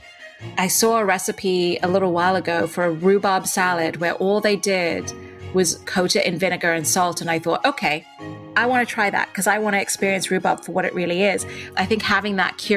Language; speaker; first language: English; native; English